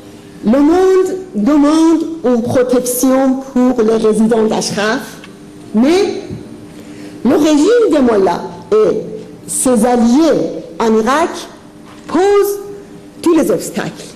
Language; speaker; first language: French; non-native, fluent; Persian